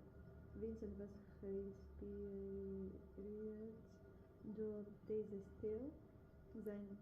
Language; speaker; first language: Dutch; non-native, learner; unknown